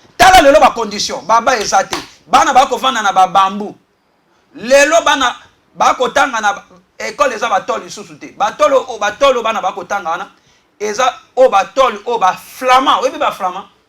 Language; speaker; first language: Lingala; native; Lingala